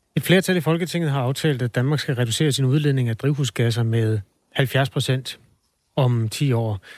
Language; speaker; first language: Danish; native; Danish